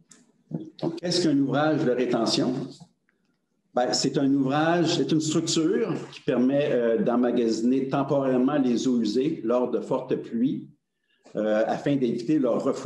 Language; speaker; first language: French; native; French